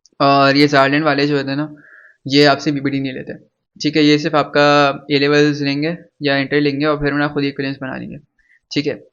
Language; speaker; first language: Urdu; native; Urdu